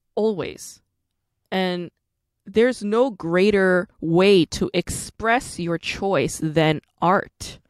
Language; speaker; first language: English; non-native, fluent; Korean